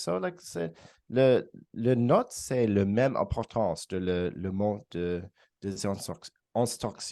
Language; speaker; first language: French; non-native, learner; English